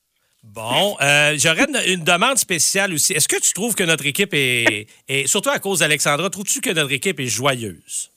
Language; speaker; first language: French; native; French